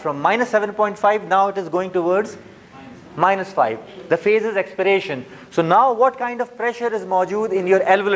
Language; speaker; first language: English; non-native, fluent; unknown